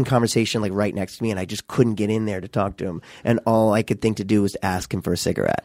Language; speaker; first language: English; native; English